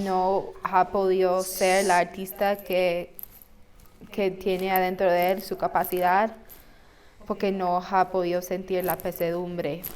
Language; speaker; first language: Spanish; non-native, fluent; English